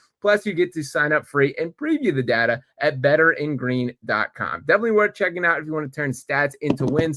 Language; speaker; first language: English; native; English